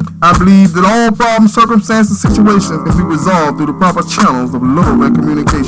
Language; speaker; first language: English; native; English